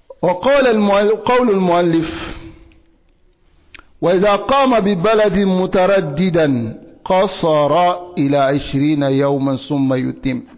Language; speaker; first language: Arabic; non-native, fluent; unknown